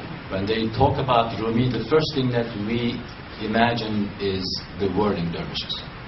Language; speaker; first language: English; non-native, fluent; Turkish